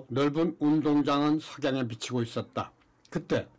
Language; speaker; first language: Korean; native; Korean